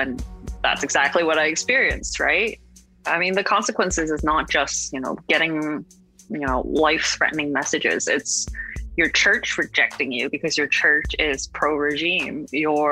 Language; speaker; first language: English; non-native, local second language; Cantonese